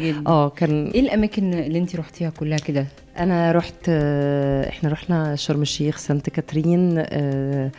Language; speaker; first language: Arabic; native; Arabic